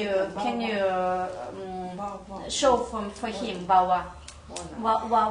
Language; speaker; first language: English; non-native, learner; Russian